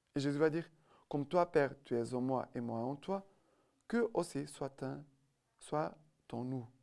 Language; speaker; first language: French; non-native, fluent; Portuguese